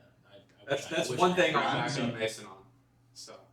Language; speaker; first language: English; native; English